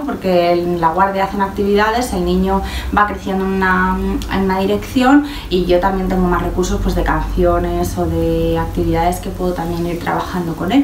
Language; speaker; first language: Spanish; native; Spanish